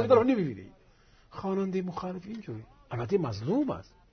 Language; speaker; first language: Persian; non-native, fluent; Arabic